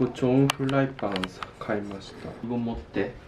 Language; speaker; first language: Korean; non-native, learner; Japanese